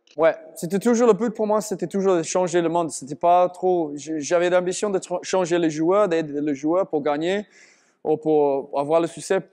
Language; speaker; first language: French; non-native, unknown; English